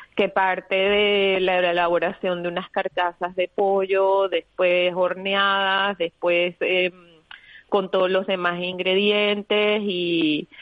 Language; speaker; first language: Spanish; native; Spanish